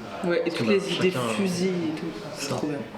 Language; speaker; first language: French; native; French